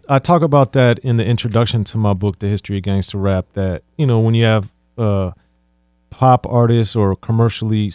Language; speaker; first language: English; native; English